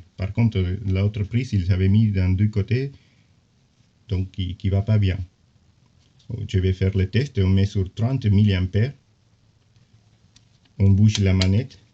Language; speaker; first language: French; non-native, fluent; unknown